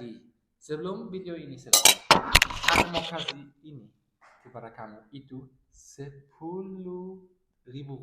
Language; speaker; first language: Indonesian; non-native, learner; German